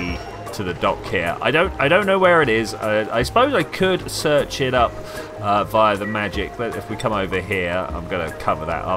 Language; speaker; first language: English; native; English